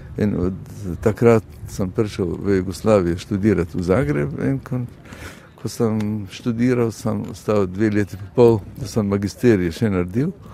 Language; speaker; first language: Slovenian; non-native, fluent; Arabic